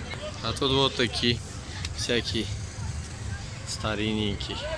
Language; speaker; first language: Russian; non-native, local second language; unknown